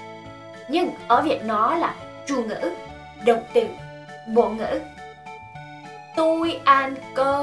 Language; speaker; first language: Vietnamese; non-native, fluent; Korean